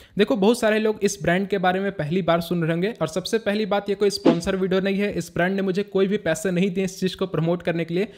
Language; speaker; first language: Hindi; native; Hindi